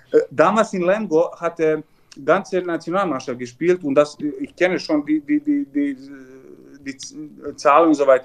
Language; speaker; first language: German; non-native, learner; Serbian